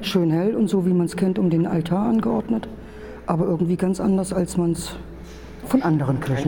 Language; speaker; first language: German; native; German